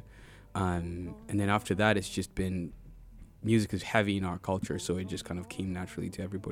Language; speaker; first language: English; non-native, local second language; Ganda